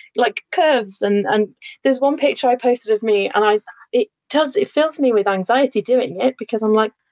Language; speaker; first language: English; native; English